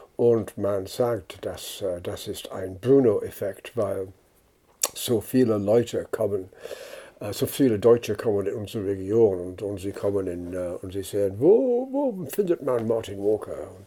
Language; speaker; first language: German; non-native, fluent; English